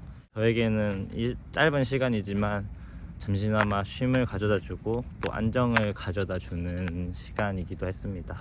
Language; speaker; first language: Korean; native; Korean